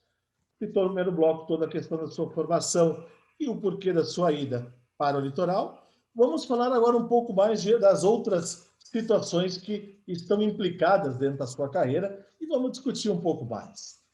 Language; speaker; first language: Portuguese; native; Portuguese